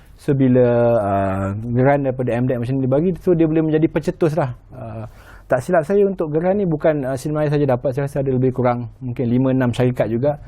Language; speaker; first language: Malay; native; Malay